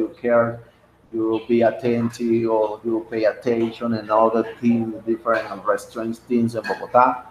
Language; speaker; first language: English; non-native, learner; Spanish